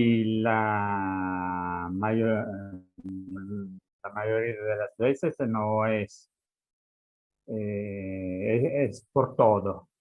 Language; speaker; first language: Spanish; non-native, fluent; Italian